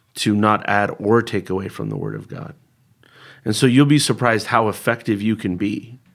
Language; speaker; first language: English; early bilingual, other home language; Spanish